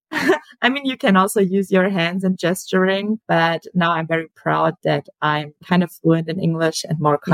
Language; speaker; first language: English; non-native, fluent; German